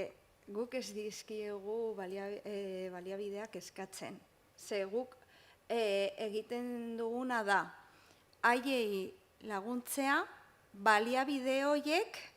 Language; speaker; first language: Basque; non-native, local second language; Spanish